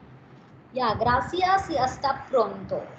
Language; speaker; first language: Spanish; non-native, fluent; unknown